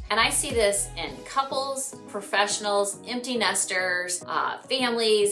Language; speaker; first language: English; native; English